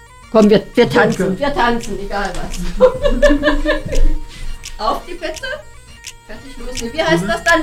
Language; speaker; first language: German; native; German